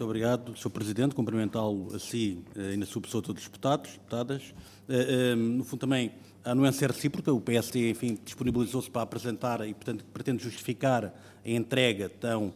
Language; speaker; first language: Portuguese; native; Portuguese